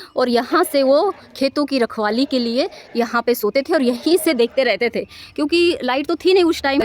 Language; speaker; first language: Hindi; non-native, local second language; Marathi